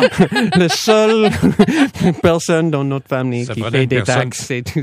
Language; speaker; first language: French; non-native, fluent; English